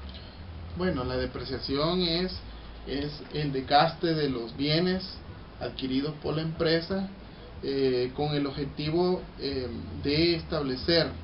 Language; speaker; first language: Spanish; native; Spanish